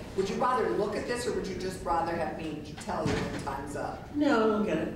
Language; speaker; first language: English; native; English